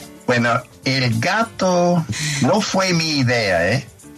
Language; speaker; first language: Spanish; non-native, fluent; English